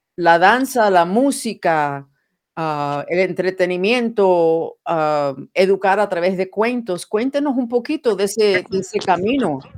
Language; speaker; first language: Spanish; non-native, fluent; English